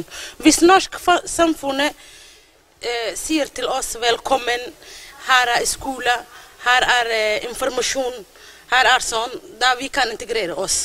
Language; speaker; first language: Norwegian; non-native, learner; Somali